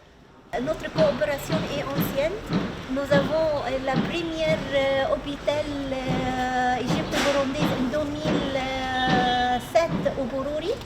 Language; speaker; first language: French; non-native, learner; Arabic